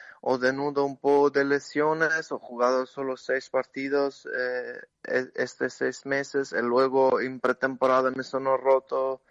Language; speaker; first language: Spanish; non-native, learner; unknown